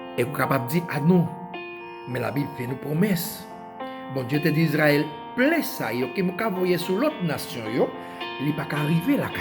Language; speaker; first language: Haitian Creole; non-native, fluent; Spanish